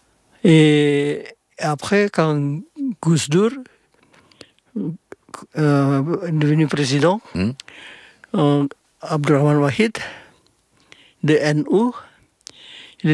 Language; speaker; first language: French; non-native, fluent; Indonesian